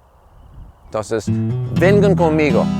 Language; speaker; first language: Spanish; non-native, learner; English